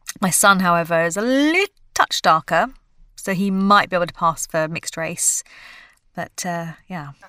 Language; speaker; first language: English; native; English